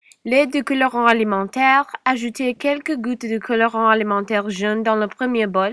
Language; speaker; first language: French; non-native, learner; English